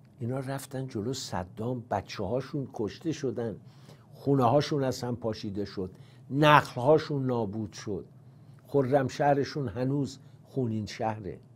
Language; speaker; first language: Persian; native; Persian